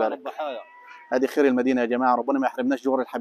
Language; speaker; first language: Arabic; native; Arabic